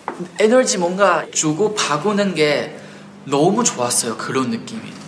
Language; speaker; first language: Korean; non-native, fluent; Chinese